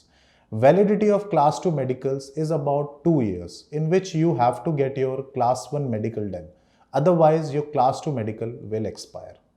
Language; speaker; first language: English; non-native, local second language; Hindi